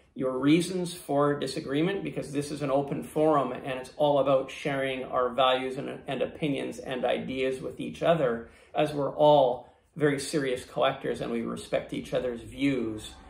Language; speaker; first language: English; native; English